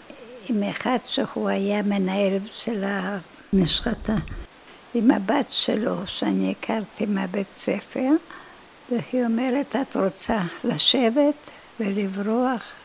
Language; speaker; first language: Hebrew; non-native, fluent; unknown